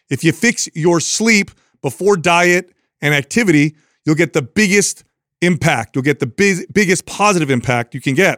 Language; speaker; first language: English; native; English